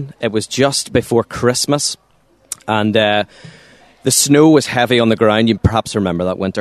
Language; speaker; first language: English; native; English